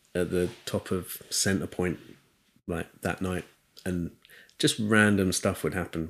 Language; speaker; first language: English; native; English